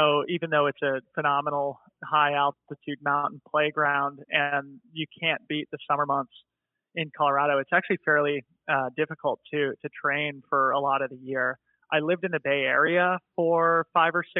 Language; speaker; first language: English; native; English